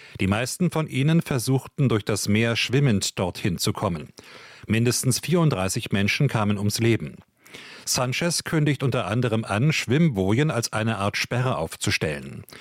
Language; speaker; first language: German; native; German